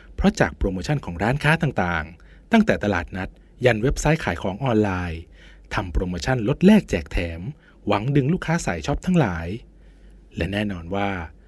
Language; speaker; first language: Thai; native; Thai